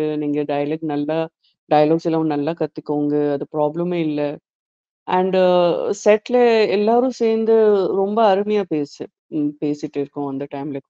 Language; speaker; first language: Tamil; non-native, fluent; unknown